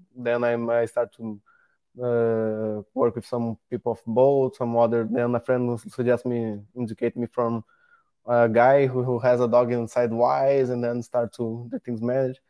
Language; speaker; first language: English; non-native, learner; Portuguese